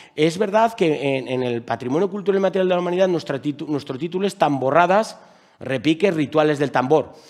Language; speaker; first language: Spanish; native; Spanish